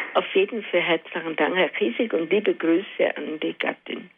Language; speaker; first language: German; native; German